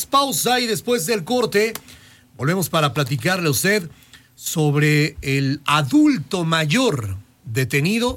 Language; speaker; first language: Spanish; native; Spanish